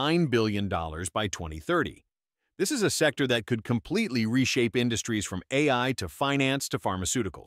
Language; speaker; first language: English; native; English